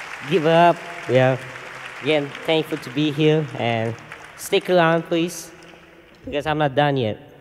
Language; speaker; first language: English; early bilingual, other home language; Indonesian